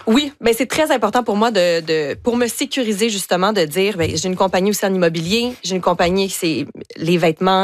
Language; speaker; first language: French; native; French